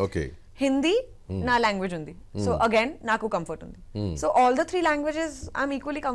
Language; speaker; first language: Telugu; non-native, fluent; Hindi